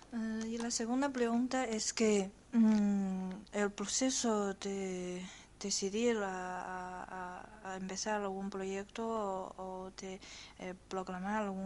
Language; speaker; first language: Spanish; non-native, fluent; Chinese